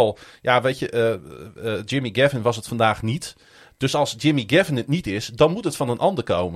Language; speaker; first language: Dutch; native; Dutch